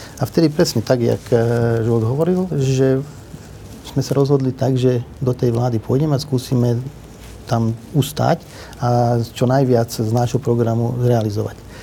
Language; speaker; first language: Slovak; non-native, local second language; Hungarian